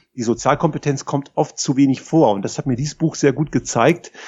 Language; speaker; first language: German; native; German